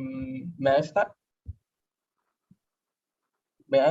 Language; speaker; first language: English; non-native, learner; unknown